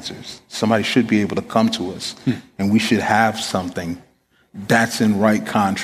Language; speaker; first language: English; native; English